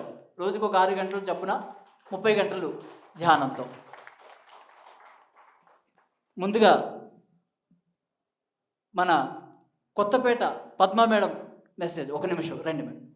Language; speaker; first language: Telugu; native; Telugu